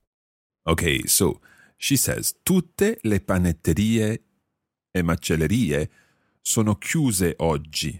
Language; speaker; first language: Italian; non-native, fluent; English